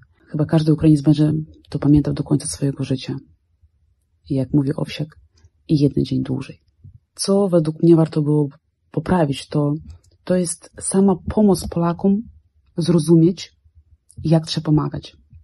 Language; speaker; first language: Polish; non-native, fluent; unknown